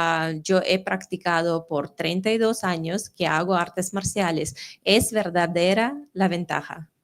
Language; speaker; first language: Spanish; non-native, fluent; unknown